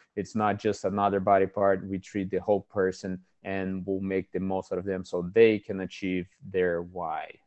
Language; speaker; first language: English; non-native, fluent; Portuguese